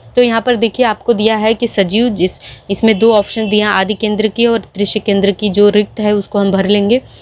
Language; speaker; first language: Hindi; native; Hindi